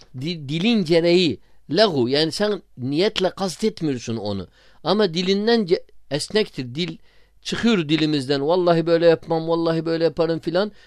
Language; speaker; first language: Turkish; non-native, fluent; Arabic